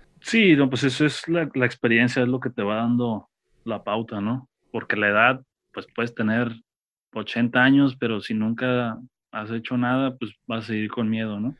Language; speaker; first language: Spanish; native; Spanish